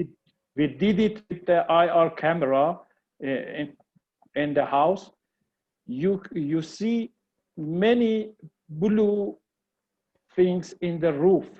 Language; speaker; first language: English; non-native, learner; Persian